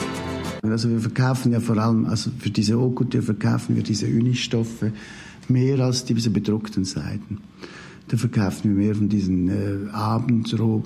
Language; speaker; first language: German; native; German